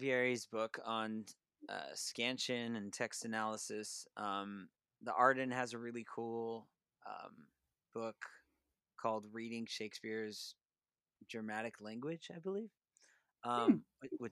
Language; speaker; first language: English; native; English